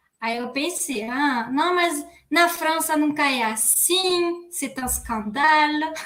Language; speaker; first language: Portuguese; non-native, fluent; French